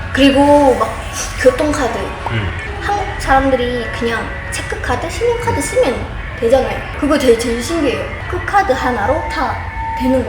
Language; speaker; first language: Korean; non-native, fluent; Indonesian